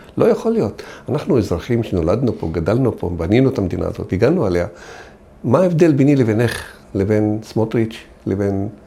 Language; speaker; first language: Hebrew; non-native, local second language; Arabic